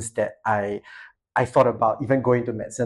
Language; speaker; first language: English; native; English